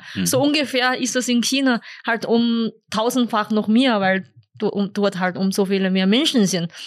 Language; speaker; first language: German; non-native, fluent; Chinese